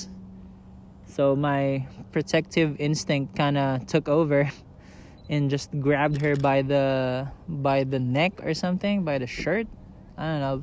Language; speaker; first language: English; non-native, local second language; Filipino